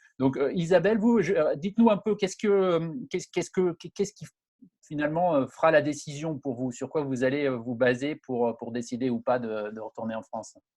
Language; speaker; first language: French; native; French